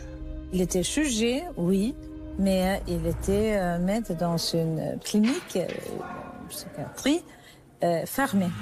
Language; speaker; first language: French; non-native, learner; Swedish